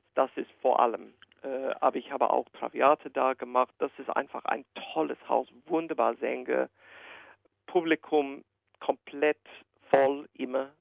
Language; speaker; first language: German; non-native, fluent; English